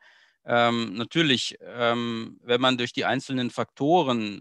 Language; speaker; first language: German; native; German